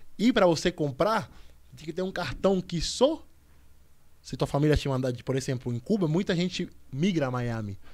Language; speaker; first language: Portuguese; non-native, fluent; Spanish